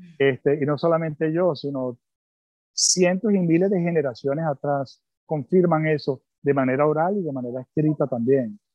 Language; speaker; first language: Spanish; early bilingual, other home language; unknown